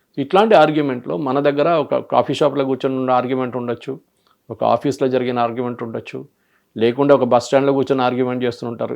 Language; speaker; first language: Telugu; non-native, local second language; Malayalam